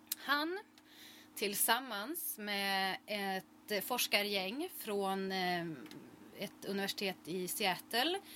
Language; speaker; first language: Swedish; native; Swedish